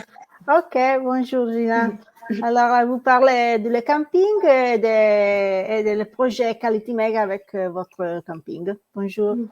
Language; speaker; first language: French; non-native, learner; Italian